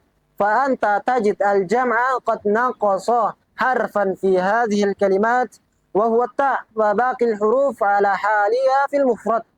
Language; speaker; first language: Arabic; non-native, fluent; Indonesian